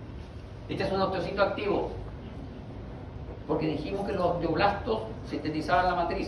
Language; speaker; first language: Spanish; native; Spanish